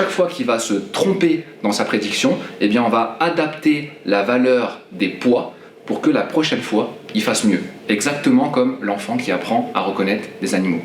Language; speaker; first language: French; native; French